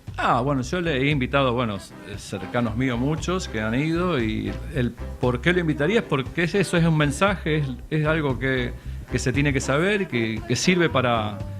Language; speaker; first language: Spanish; native; Spanish